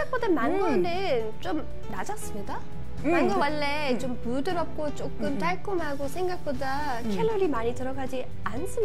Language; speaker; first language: Korean; non-native, learner; English